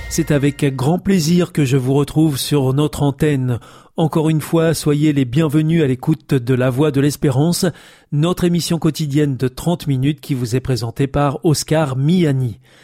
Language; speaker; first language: French; native; French